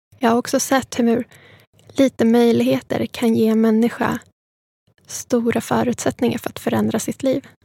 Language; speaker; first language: Swedish; early bilingual, other home language; Spanish